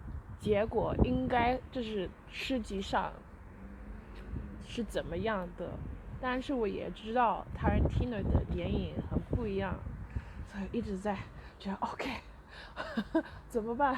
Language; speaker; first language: Chinese; early bilingual, heritage; Chinese